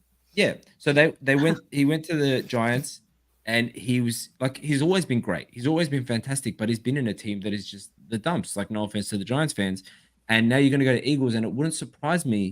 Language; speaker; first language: English; native; English